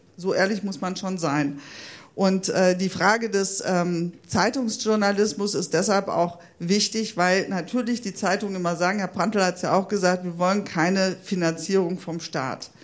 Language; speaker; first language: German; native; German